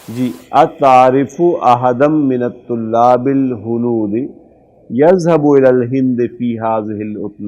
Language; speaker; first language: Arabic; non-native, fluent; Urdu